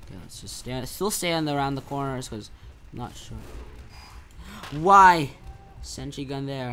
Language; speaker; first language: English; native; English